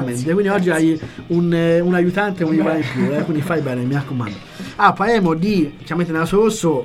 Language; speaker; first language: Italian; native; Italian